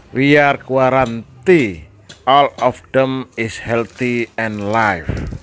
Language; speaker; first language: English; non-native, learner; Indonesian